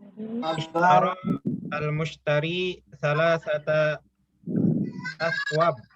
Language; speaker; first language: Arabic; non-native, fluent; Indonesian